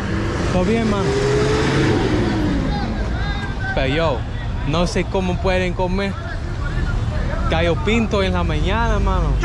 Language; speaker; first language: Spanish; non-native, learner; English